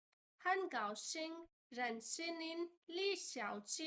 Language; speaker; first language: Chinese; non-native, fluent; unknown